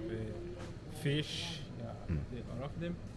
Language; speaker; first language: English; non-native, learner; Haitian Creole